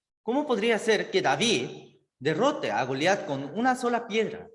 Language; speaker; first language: Spanish; native; Spanish